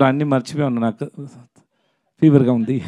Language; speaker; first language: Telugu; non-native, learner; Tamil